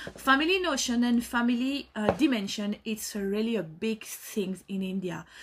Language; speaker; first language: English; non-native, learner; French